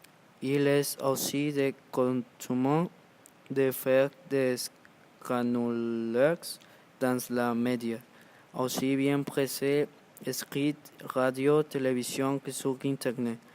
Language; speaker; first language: French; non-native, learner; Spanish